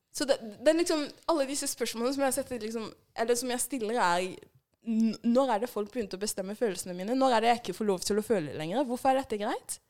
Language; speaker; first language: Norwegian; early bilingual, other home language; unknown